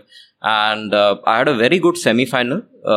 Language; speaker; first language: English; non-native, local second language; Hindi